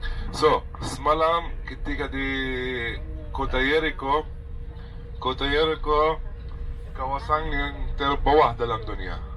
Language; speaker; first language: Indonesian; non-native, fluent; Arabic